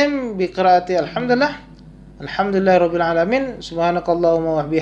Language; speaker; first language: Arabic; non-native, fluent; Indonesian